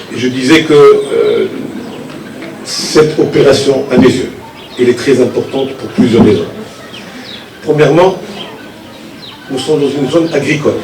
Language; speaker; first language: French; non-native, local second language; Arabic